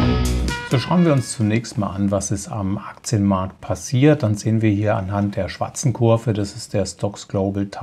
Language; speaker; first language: German; native; German